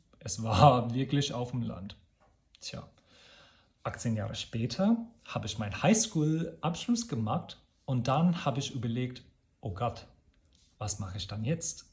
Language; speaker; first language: German; non-native, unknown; English